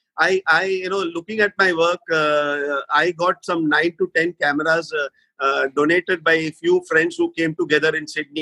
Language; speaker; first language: English; non-native, local second language; Marathi